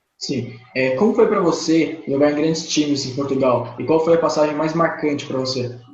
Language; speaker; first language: Portuguese; native; Portuguese